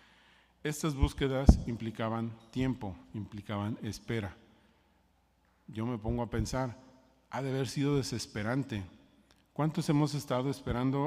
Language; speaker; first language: Spanish; native; Spanish